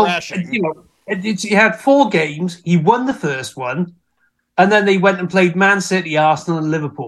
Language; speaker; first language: English; native; English